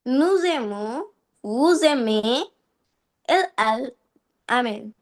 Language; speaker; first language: French; non-native, learner; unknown